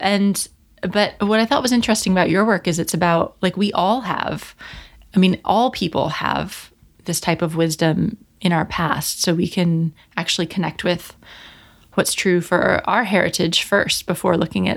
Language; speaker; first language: English; native; English